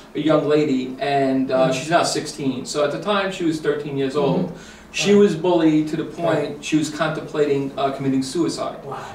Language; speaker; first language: English; native; English